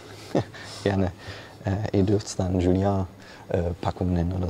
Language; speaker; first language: German; native; German